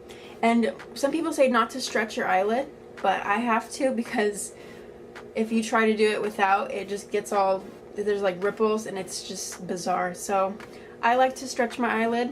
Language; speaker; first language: English; native; English